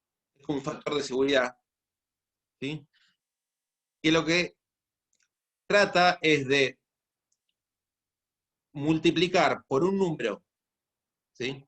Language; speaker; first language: Spanish; native; Spanish